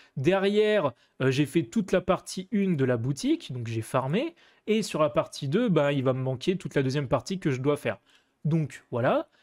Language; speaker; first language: French; native; French